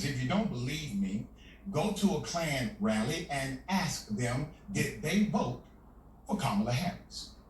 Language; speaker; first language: English; native; English